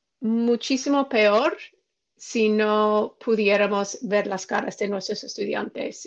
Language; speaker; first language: Spanish; non-native, fluent; English